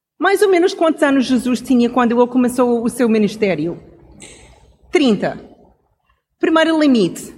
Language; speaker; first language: Portuguese; non-native, fluent; English